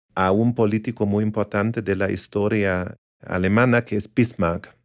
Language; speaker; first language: Spanish; non-native, fluent; German